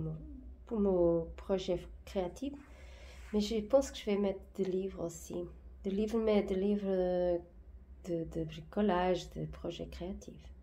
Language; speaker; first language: French; non-native, fluent; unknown